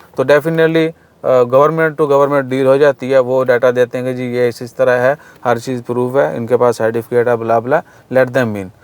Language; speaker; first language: Urdu; non-native, local second language; Punjabi